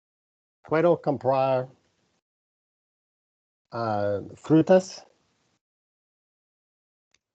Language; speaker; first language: Spanish; non-native, learner; English